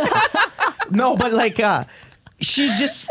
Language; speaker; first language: English; native; English